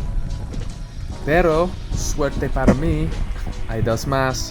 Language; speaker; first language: Spanish; non-native, learner; English